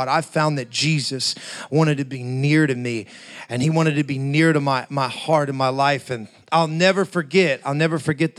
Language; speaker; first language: English; native; English